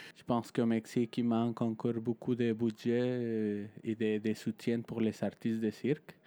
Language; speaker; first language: French; non-native, fluent; Spanish